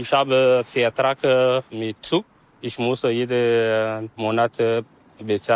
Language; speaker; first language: German; non-native, learner; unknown